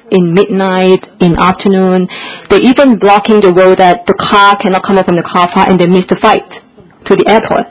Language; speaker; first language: English; non-native, local second language; Cantonese